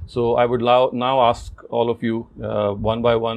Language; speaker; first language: English; non-native, local second language; Urdu